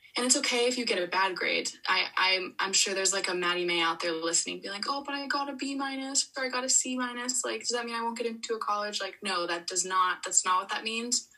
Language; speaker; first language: English; native; English